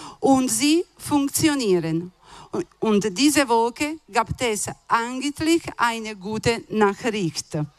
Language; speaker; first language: German; non-native, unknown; Italian